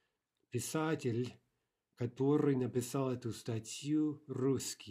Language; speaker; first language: Russian; non-native, fluent; English